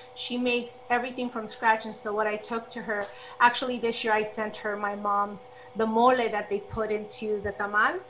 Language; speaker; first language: English; early bilingual, other home language; Spanish